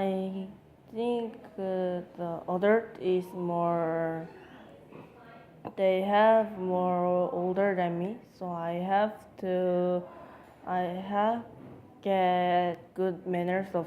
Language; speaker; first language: English; non-native, learner; Korean